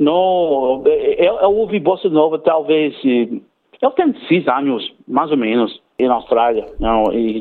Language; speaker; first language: Portuguese; non-native, learner; English